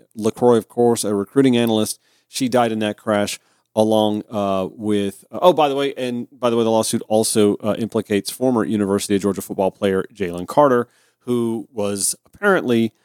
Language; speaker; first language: English; native; English